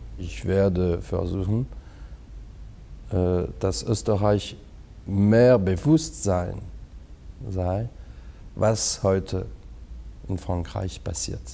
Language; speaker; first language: German; non-native, fluent; French